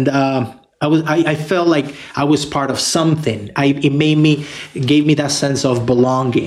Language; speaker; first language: English; non-native, fluent; Spanish